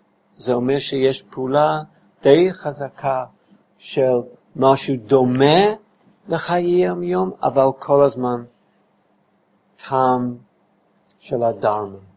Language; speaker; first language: Hebrew; non-native, fluent; English